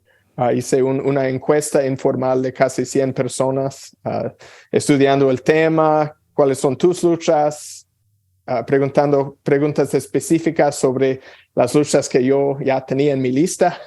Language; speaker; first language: Spanish; non-native, fluent; English